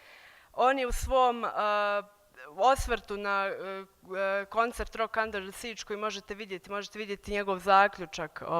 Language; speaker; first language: Bosnian; native; Bosnian